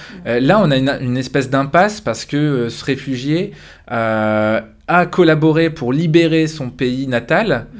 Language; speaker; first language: French; native; French